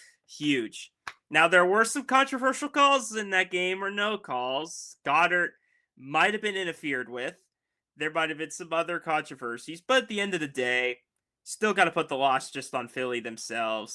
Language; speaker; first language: English; native; English